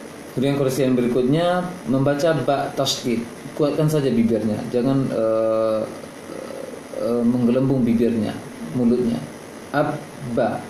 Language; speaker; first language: Indonesian; native; Indonesian